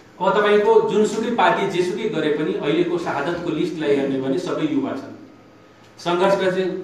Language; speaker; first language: Nepali; non-native, local second language; Maithili